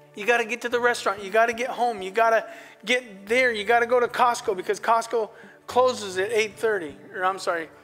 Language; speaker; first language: English; native; English